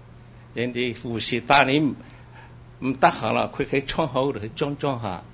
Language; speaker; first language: Cantonese; early bilingual, heritage; Cantonese